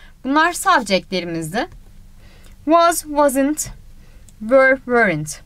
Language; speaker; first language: English; non-native, fluent; Turkish